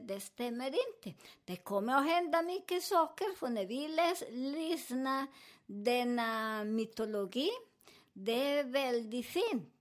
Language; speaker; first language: Swedish; non-native, learner; Spanish